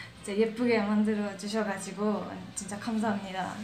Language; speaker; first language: Korean; non-native, fluent; Japanese